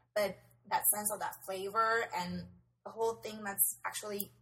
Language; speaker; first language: English; non-native, local second language; Spanish